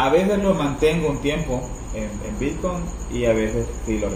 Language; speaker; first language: Spanish; native; Spanish